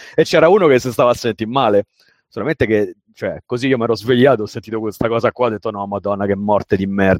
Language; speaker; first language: Italian; native; Italian